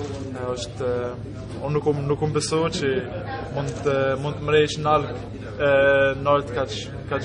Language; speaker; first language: Albanian; early bilingual, heritage; German